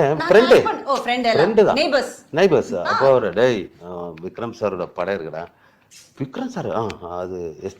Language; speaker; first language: Tamil; non-native, learner; Malayalam